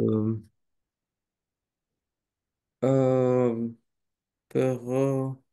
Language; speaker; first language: French; non-native, learner; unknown